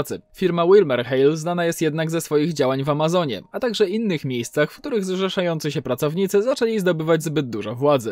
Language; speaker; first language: Polish; native; Polish